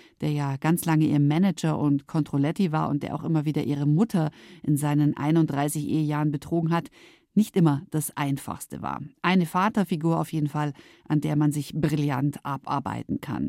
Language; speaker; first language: German; native; German